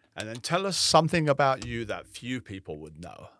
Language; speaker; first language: English; native; English